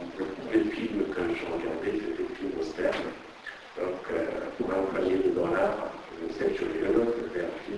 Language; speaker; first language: French; non-native, fluent; Persian